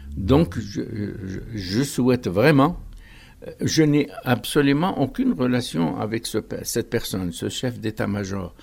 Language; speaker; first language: French; non-native, local second language; Arabic